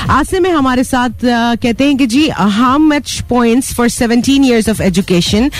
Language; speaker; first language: Urdu; native; Urdu